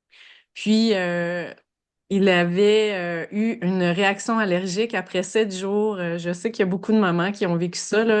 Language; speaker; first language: French; native; French